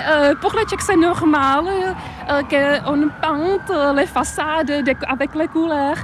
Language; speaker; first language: French; non-native, fluent; Czech